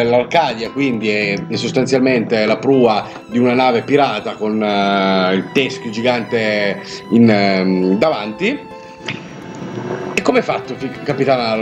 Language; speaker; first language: Italian; native; Italian